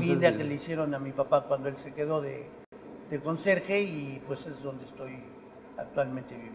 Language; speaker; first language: Spanish; native; Spanish